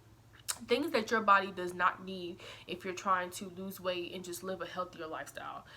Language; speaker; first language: English; native; English